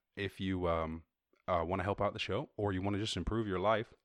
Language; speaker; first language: English; native; English